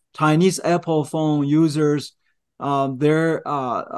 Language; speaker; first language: English; non-native, fluent; Chinese